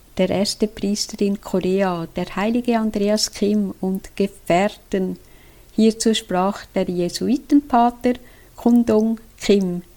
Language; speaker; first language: German; native; German